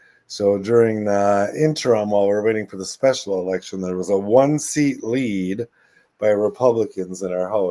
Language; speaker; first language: English; native; English